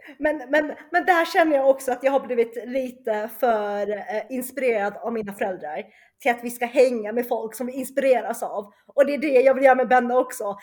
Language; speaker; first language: Swedish; early bilingual, other home language; Chinese